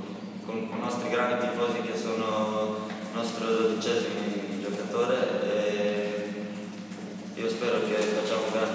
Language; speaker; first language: Italian; non-native, learner; Croatian